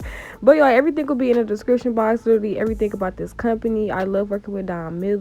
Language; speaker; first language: English; native; English